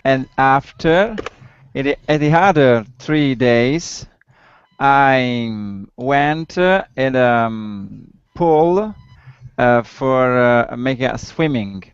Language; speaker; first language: English; non-native, learner; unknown